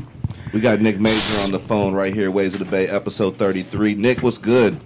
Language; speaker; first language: English; native; English